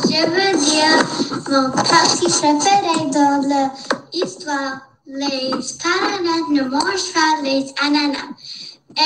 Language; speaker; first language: French; non-native, learner; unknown